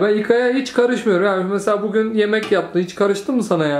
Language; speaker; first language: Turkish; native; Turkish